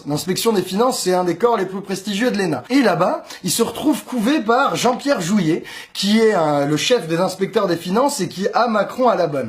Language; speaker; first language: French; native; French